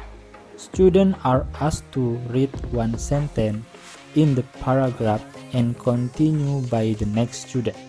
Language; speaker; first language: English; non-native, learner; Indonesian